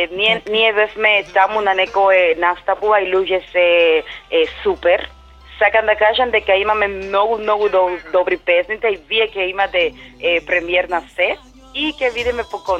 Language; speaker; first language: Macedonian; non-native, learner; Spanish